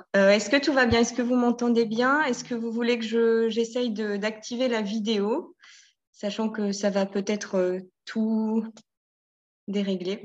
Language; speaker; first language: French; native; French